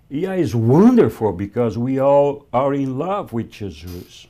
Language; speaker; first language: English; non-native, fluent; Spanish